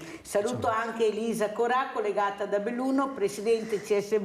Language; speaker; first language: Italian; native; Italian